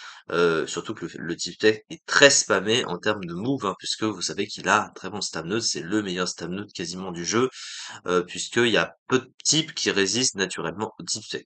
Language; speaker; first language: French; native; French